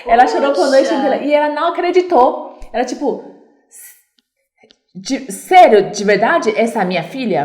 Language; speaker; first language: Portuguese; non-native, learner; Chinese